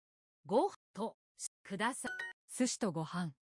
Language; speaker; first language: Japanese; non-native, learner; English